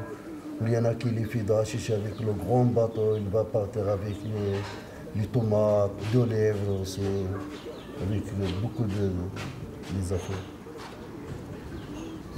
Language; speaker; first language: French; non-native, learner; Riffian